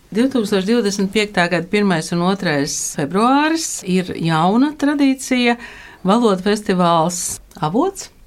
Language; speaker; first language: Latvian; native; Latvian